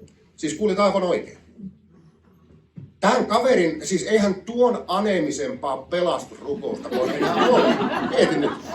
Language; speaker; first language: Finnish; native; Finnish